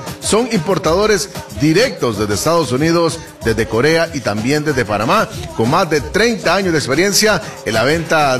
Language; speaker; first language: Spanish; native; Spanish